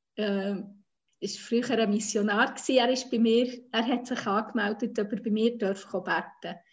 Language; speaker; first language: German; non-native, fluent; Swiss German